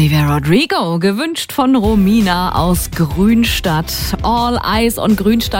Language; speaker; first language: German; native; German